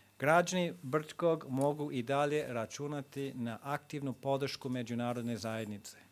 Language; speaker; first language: Croatian; non-native, fluent; English